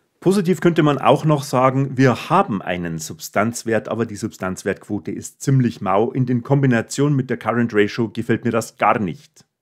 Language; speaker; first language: German; native; German